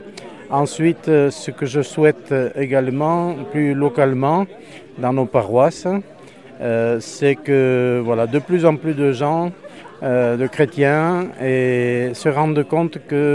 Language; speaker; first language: French; native; French